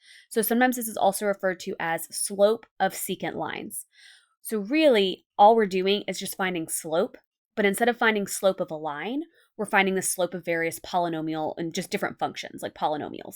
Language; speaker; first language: English; native; English